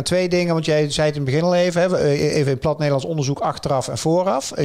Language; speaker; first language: Dutch; native; Dutch